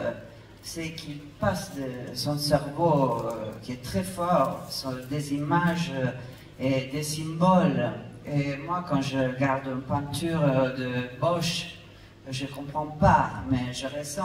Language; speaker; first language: French; non-native, fluent; Italian